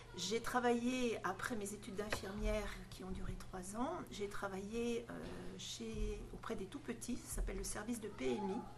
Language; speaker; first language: French; native; French